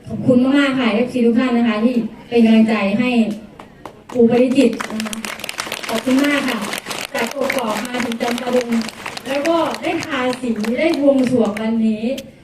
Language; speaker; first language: Thai; native; Thai